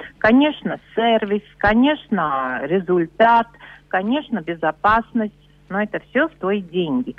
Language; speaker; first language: Russian; non-native, local second language; Latvian